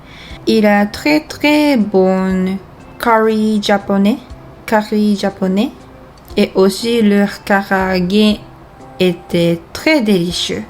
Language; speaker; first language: French; non-native, fluent; Japanese